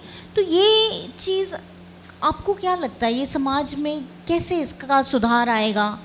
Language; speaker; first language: Hindi; native; Hindi